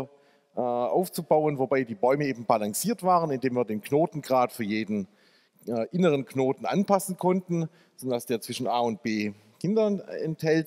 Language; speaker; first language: German; native; German